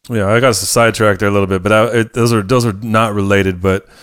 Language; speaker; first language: English; native; English